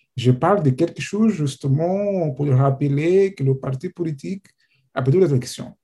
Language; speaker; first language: French; non-native, fluent; Portuguese